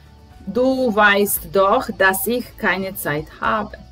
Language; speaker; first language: German; non-native, fluent; Serbian